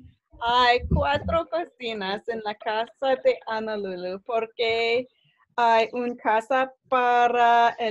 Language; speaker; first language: Spanish; non-native, learner; English